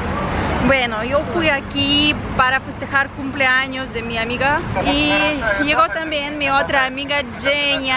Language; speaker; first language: Spanish; non-native, fluent; Ukrainian